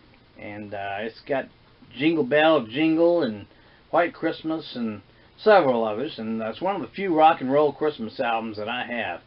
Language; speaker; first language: English; native; English